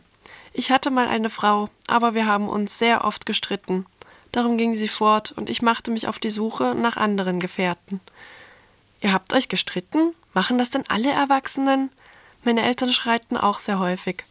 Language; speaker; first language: German; native; German